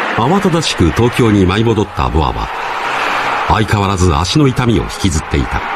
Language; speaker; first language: Japanese; native; Japanese